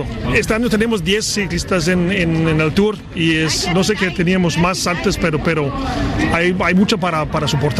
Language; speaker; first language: Spanish; non-native, fluent; Danish